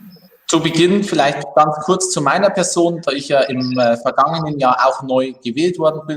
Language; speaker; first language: German; native; German